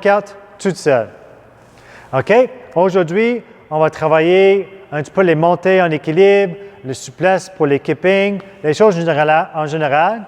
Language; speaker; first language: French; non-native, fluent; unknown